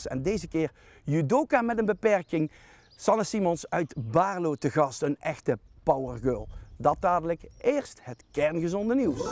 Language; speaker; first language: Dutch; native; Dutch